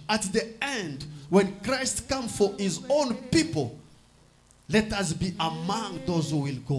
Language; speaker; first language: English; non-native, fluent; Swahili